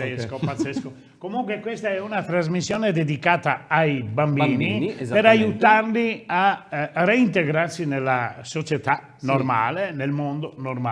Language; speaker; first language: Italian; native; Italian